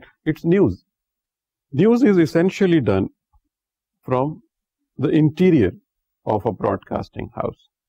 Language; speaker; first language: English; non-native, local second language; Urdu